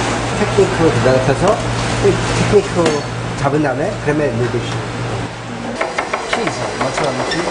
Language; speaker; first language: Korean; early bilingual, heritage; Korean